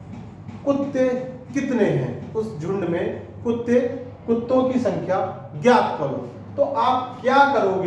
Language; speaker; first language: Hindi; native; Hindi